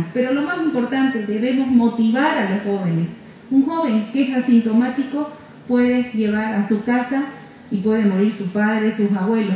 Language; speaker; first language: Spanish; native; Spanish